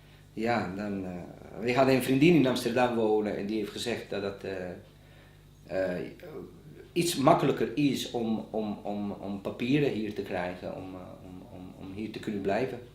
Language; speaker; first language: Dutch; non-native, fluent; Bosnian